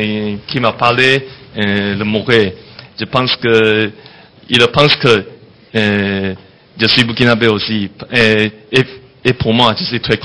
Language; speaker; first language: French; non-native, fluent; Chinese